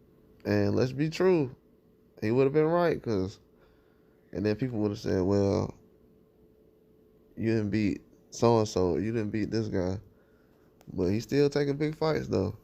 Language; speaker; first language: English; native; English